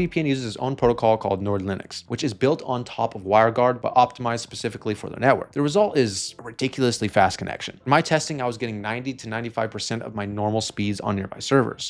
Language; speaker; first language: English; native; English